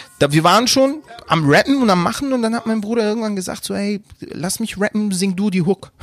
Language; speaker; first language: German; early bilingual, other home language; Turkish